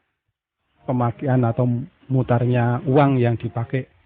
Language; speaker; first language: Indonesian; non-native, local second language; Javanese